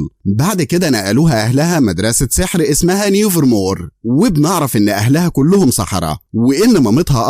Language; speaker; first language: Arabic; native; Arabic